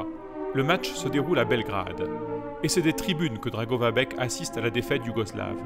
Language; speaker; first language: French; native; French